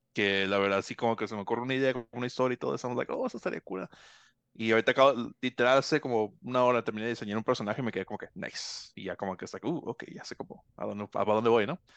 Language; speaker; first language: Spanish; early bilingual, heritage; Spanish